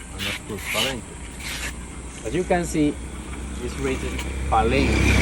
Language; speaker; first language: English; non-native, fluent; Spanish